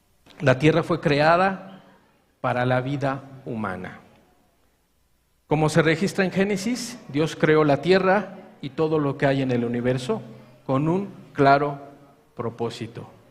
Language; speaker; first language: Spanish; native; Spanish